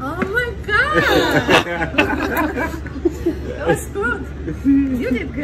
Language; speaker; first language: English; non-native, learner; Hungarian